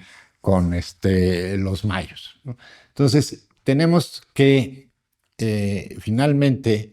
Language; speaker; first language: Spanish; native; Spanish